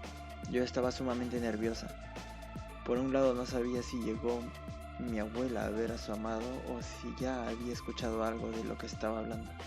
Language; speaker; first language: Spanish; native; Spanish